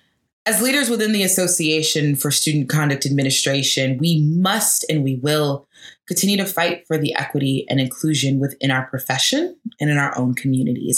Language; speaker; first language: English; native; English